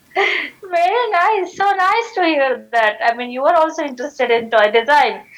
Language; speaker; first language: English; non-native, local second language; Marathi